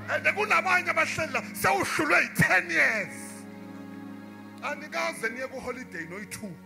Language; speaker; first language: Zulu; non-native, local second language; Tsonga